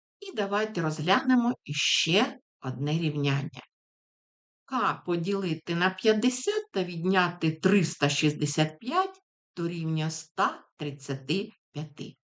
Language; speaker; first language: Ukrainian; native; Ukrainian